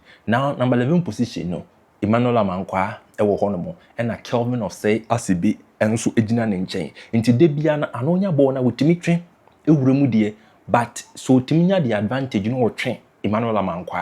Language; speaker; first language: English; non-native, local second language; Akan